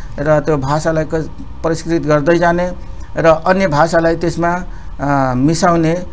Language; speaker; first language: Nepali; non-native, local second language; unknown